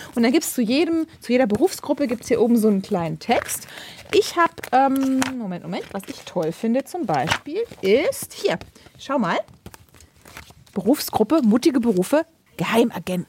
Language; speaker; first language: German; native; German